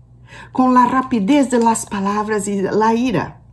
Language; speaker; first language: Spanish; non-native, learner; Portuguese